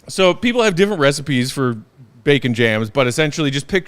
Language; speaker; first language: English; native; English